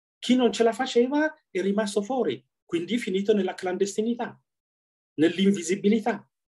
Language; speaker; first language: Italian; non-native, fluent; Tigrinya